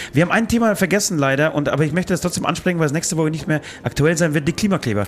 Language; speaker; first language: German; native; German